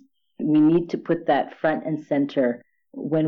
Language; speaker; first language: English; native; English